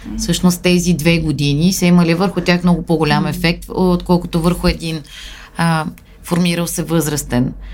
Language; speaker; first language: Bulgarian; native; Bulgarian